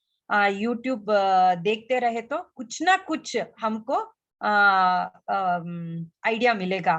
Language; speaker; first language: Hindi; non-native, local second language; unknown